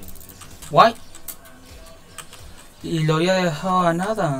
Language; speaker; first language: Spanish; native; Spanish